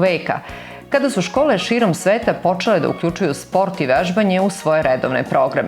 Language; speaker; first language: Serbian; native; Serbian